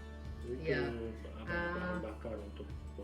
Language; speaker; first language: Indonesian; non-native, fluent; English